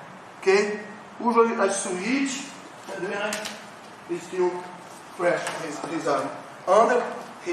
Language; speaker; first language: English; non-native, learner; Portuguese